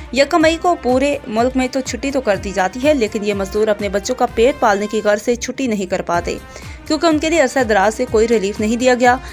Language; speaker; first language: Urdu; non-native, local second language; Punjabi